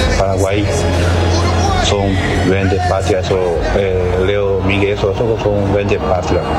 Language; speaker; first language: Spanish; non-native, local second language; Guarani